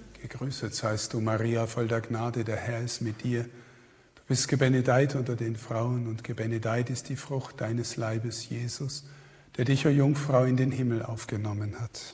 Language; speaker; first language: German; native; German